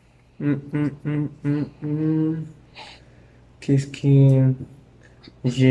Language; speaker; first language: French; non-native, learner; Spanish